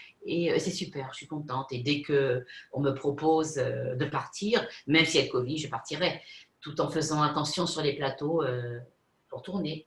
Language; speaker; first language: French; non-native, fluent; Spanish